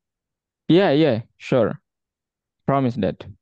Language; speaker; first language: English; non-native, fluent; Indonesian